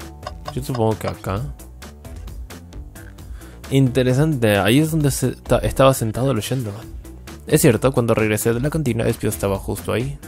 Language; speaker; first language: Spanish; native; Spanish